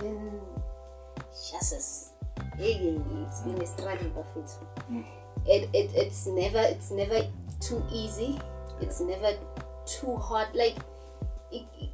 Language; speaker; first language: English; non-native, local second language; Zulu